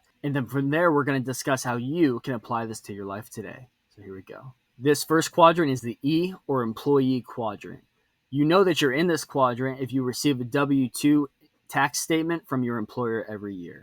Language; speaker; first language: English; native; English